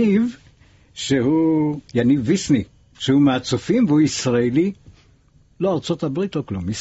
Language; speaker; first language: Hebrew; native; Hebrew